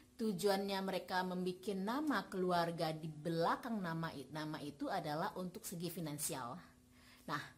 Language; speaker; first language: Indonesian; native; Indonesian